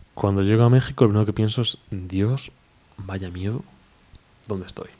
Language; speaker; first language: Spanish; native; Spanish